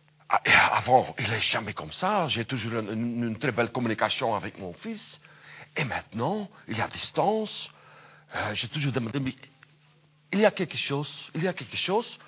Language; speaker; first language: French; non-native, learner; Dutch